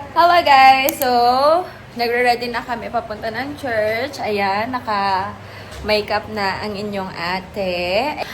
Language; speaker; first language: Filipino; non-native, local second language; Cebuano